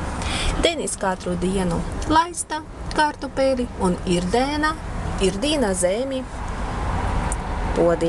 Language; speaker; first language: Latvian; non-native, local second language; Russian